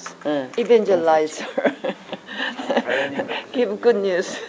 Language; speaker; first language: English; non-native, learner; Korean